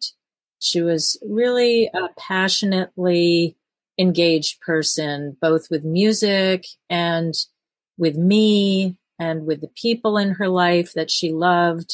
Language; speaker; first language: English; native; English